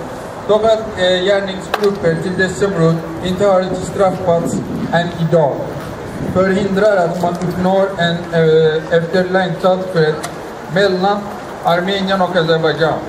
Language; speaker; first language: Swedish; non-native, fluent; Azerbaijani